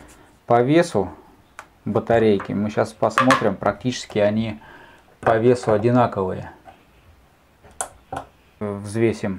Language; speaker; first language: Russian; native; Russian